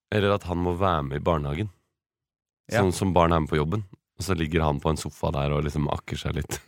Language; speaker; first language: Norwegian; native; Norwegian